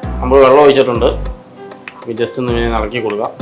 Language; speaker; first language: Malayalam; native; Malayalam